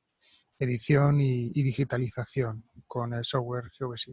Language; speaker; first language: Spanish; native; Spanish